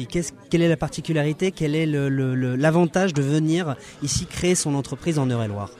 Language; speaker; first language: French; native; French